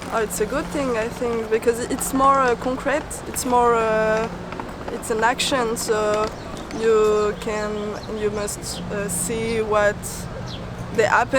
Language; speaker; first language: English; non-native, learner; French